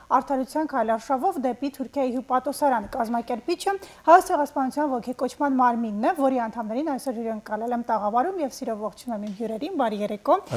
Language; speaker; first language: Armenian; native; Armenian